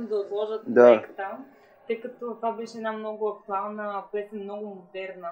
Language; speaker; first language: Bulgarian; native; Bulgarian